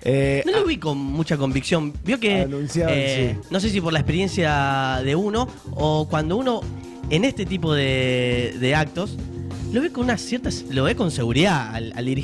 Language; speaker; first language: Spanish; native; Spanish